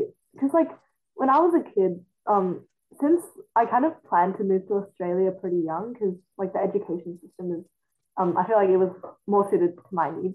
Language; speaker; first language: English; non-native, fluent; Chinese